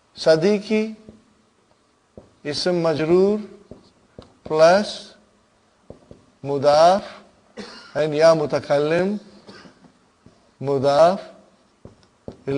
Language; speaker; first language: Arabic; non-native, fluent; Urdu